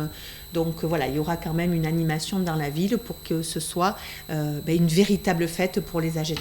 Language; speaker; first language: French; native; French